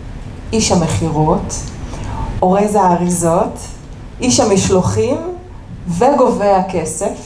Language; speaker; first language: Hebrew; native; Hebrew